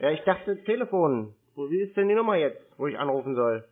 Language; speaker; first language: German; native; German